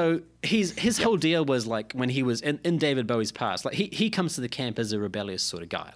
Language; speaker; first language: English; native; English